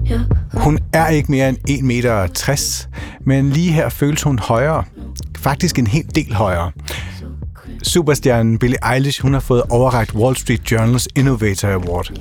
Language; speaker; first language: Danish; native; Danish